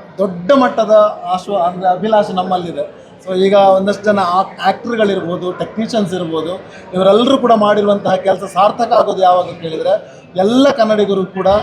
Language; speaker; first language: Kannada; non-native, local second language; Tulu